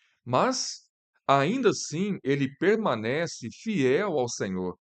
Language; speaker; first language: Portuguese; native; Portuguese